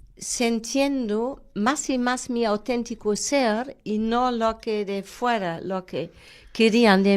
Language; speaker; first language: Spanish; non-native, fluent; German